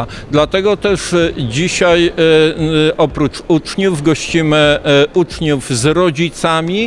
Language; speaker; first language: Polish; native; Polish